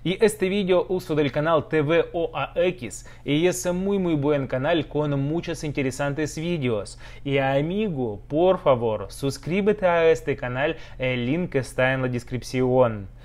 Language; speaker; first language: Spanish; non-native, learner; Russian